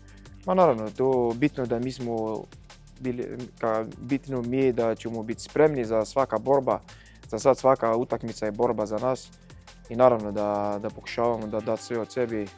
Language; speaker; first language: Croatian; non-native, fluent; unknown